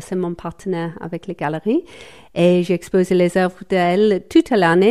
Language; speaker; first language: French; non-native, fluent; English